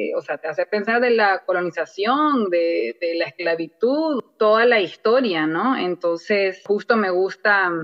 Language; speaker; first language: Spanish; early bilingual, other home language; English